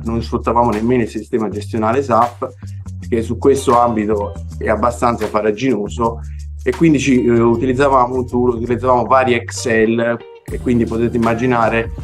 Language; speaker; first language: Italian; native; Italian